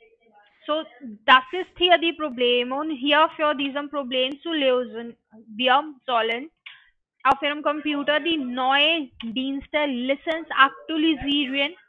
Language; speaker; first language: German; non-native, learner; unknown